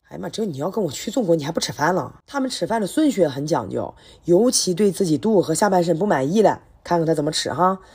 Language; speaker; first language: Chinese; native; Chinese